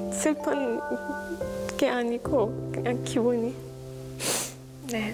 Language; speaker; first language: Korean; non-native, learner; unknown